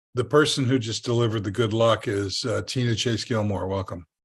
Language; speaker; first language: English; native; English